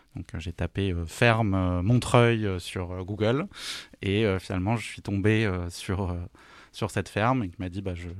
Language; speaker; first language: French; native; French